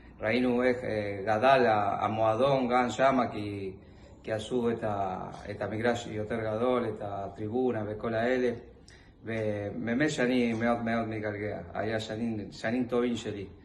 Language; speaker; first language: Hebrew; non-native, learner; Spanish